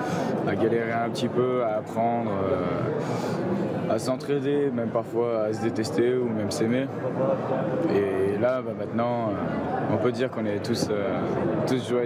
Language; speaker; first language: French; native; French